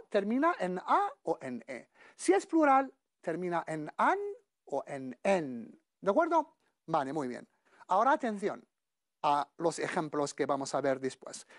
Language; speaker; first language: Spanish; non-native, fluent; Arabic